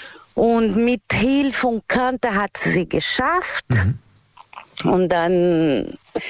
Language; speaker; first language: German; non-native, learner; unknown